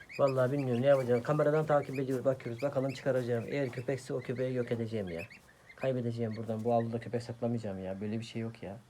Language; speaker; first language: Turkish; native; Turkish